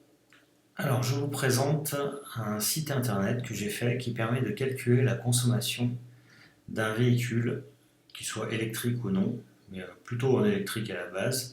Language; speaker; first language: French; native; French